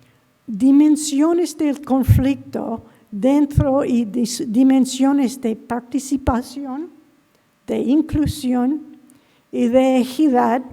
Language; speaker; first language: Spanish; non-native, fluent; English